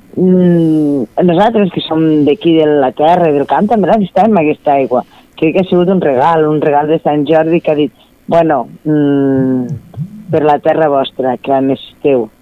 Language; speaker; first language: Catalan; native; Catalan